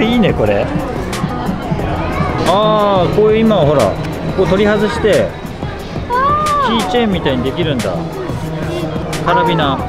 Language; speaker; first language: Japanese; native; Japanese